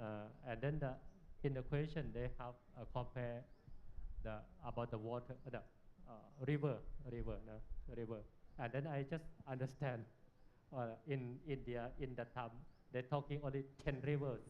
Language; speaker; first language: English; non-native, learner; Thai